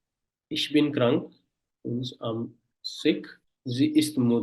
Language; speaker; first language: German; non-native, fluent; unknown